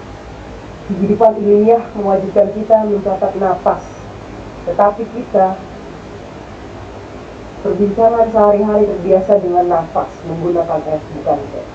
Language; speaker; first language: Indonesian; native; Indonesian